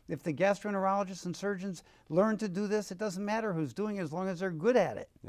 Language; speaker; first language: English; native; English